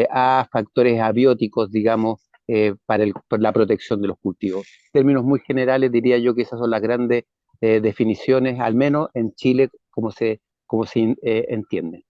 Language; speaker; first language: Spanish; native; Spanish